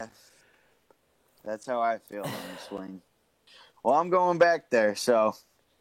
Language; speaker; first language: English; native; English